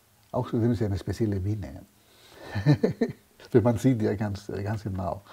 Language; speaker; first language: German; non-native, fluent; Spanish